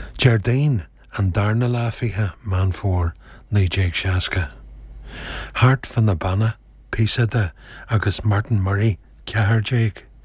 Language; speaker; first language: Irish; native; Irish